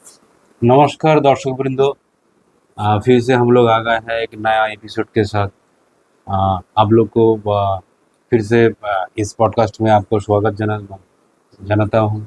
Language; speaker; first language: Hindi; non-native, local second language; Bangla